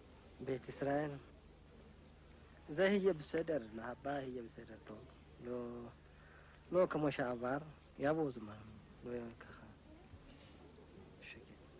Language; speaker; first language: Hebrew; non-native, learner; Amharic